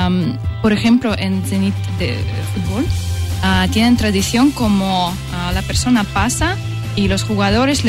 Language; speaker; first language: Spanish; non-native, learner; Russian